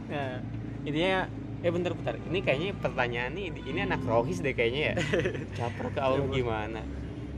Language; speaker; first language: Indonesian; native; Indonesian